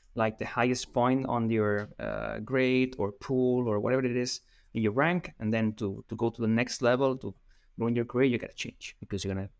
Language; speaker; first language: English; non-native, fluent; Spanish